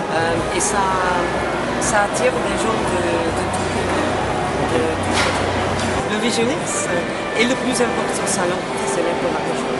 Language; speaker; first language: French; non-native, fluent; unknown